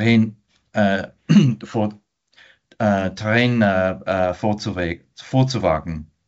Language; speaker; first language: German; non-native, fluent; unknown